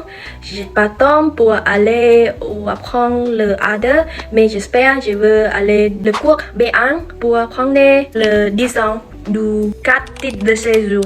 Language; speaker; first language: French; non-native, learner; Khmer